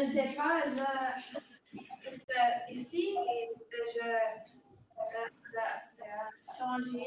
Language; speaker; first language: French; non-native, learner; Dutch